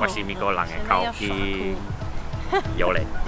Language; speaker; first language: Chinese; early bilingual, heritage; English